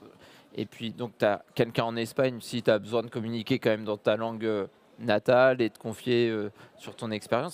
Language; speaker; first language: French; native; French